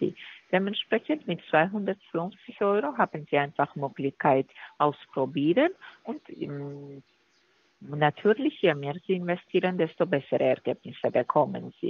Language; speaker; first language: German; non-native, learner; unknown